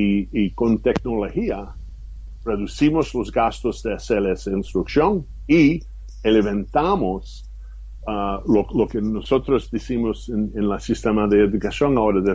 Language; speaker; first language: Spanish; non-native, fluent; English